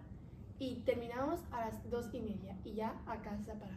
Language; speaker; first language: Spanish; native; Spanish